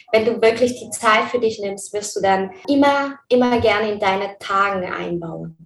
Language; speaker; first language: German; non-native, fluent; Spanish